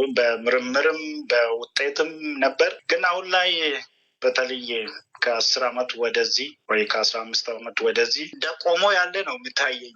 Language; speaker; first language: Amharic; non-native, local second language; Oromo